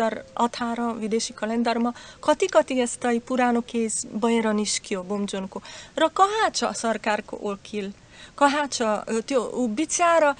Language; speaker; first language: Nepali; non-native, learner; Slovak